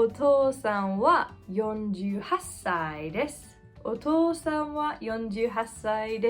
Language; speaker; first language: Japanese; non-native, fluent; English